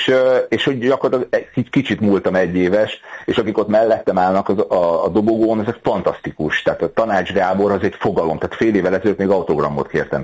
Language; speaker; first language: Hungarian; native; Hungarian